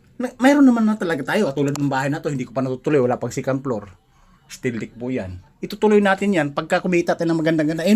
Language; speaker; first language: Filipino; non-native, local second language; Cebuano